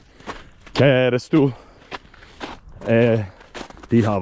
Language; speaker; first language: Hungarian; non-native, learner; English